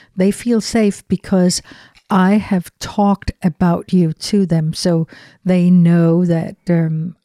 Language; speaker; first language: English; non-native, fluent; Danish